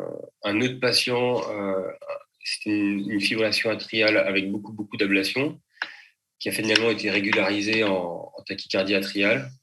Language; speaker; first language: French; native; French